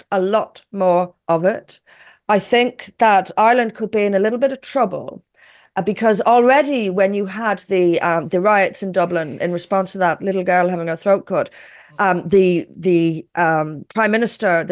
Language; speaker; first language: English; native; English